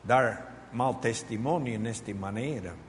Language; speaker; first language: Portuguese; non-native, fluent; Spanish